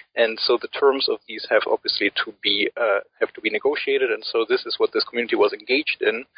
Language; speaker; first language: English; early bilingual, other home language; German